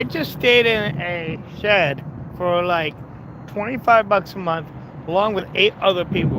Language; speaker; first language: English; native; English